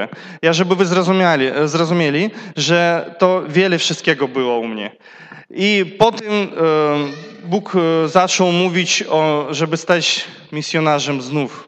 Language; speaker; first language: Polish; non-native, learner; Russian